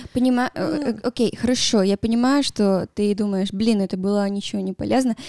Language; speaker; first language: Russian; non-native, fluent; Spanish